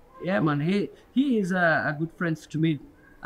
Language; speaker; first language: English; non-native, learner; Portuguese